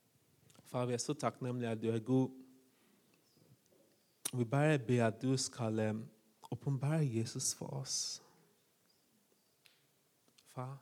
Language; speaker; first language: Norwegian; non-native, fluent; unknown